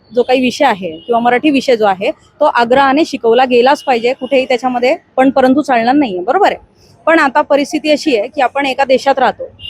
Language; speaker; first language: Marathi; non-native, local second language; Hindi